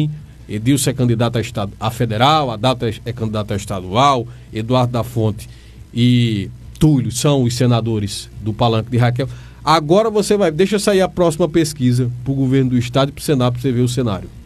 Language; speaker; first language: Portuguese; native; Portuguese